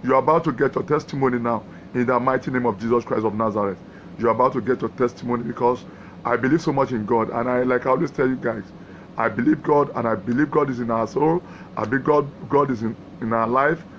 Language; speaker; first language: English; non-native, local second language; Yoruba